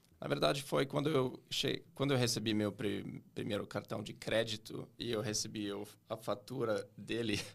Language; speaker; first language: Portuguese; non-native, fluent; German